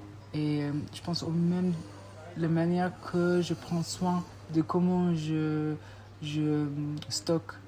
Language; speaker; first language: French; non-native, fluent; English